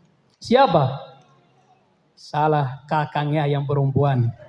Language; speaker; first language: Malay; non-native, fluent; Arabic